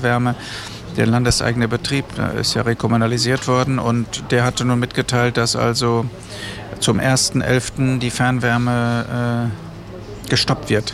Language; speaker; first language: German; native; German